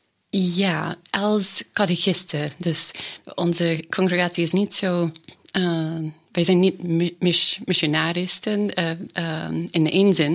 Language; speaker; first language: Dutch; non-native, fluent; English